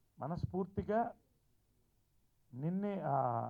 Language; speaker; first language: Telugu; native; Telugu